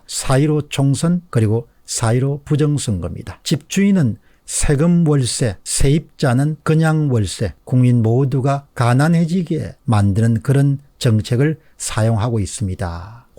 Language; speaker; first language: Korean; native; Korean